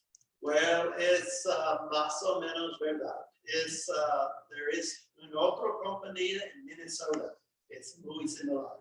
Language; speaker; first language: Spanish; non-native, learner; English